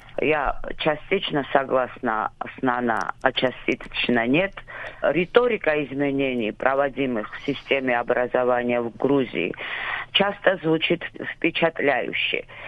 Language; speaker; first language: Russian; non-native, local second language; Georgian